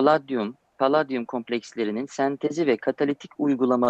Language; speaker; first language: Turkish; native; Turkish